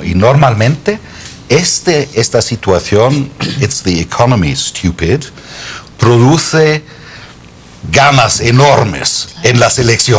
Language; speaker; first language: Spanish; non-native, fluent; German